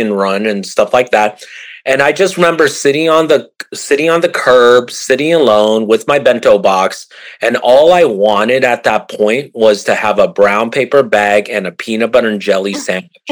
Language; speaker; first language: English; early bilingual, other home language; Japanese